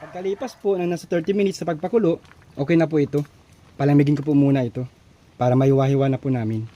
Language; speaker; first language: Filipino; non-native, local second language; Bikol